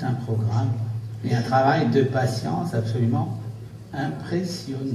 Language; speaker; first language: French; native; French